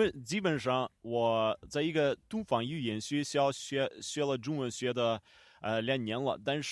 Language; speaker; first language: Chinese; non-native, learner; Ukrainian